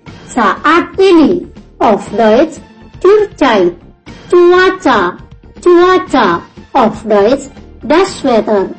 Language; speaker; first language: German; non-native, fluent; Indonesian